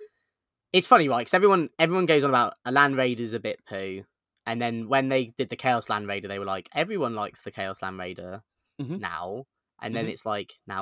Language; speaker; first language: English; native; English